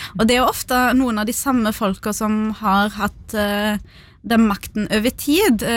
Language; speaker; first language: Norwegian; early bilingual, other home language; Arabic